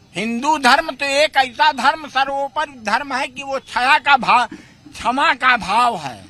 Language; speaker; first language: Hindi; native; Hindi